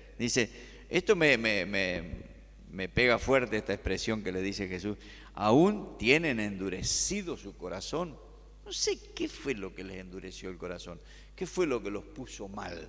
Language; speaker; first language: Spanish; native; Spanish